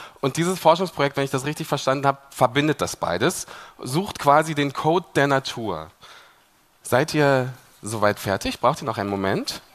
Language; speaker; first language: German; native; German